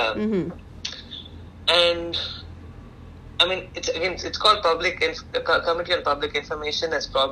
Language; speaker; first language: English; non-native, local second language; Tamil